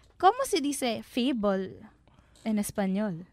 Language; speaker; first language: Spanish; non-native, learner; Filipino